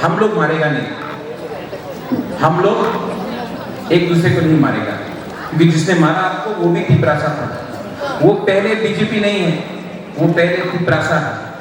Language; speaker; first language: Hindi; non-native, local second language; Bangla